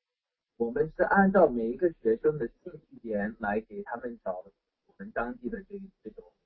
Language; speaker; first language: Chinese; non-native, fluent; English